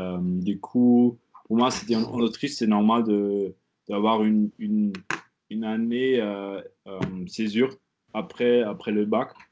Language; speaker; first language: French; non-native, learner; German